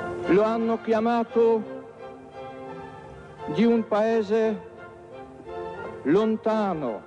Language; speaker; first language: Italian; non-native, fluent; Polish